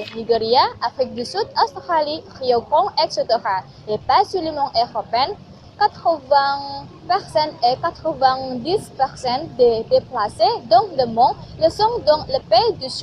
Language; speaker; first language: French; non-native, learner; Indonesian